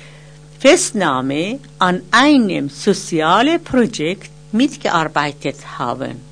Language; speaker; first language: German; non-native, fluent; Persian